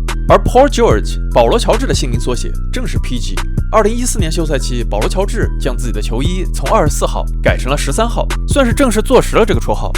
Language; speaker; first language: Chinese; native; Chinese